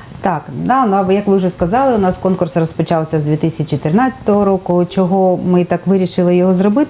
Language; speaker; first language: Ukrainian; native; Ukrainian